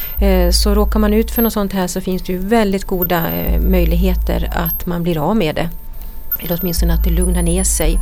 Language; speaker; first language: Swedish; native; Swedish